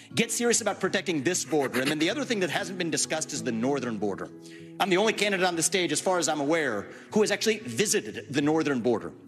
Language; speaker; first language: English; native; English